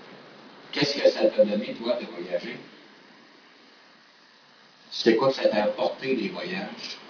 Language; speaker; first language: French; native; French